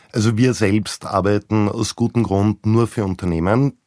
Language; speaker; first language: German; native; German